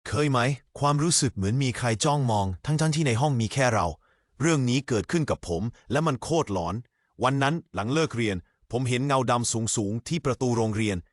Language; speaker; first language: Thai; native; Thai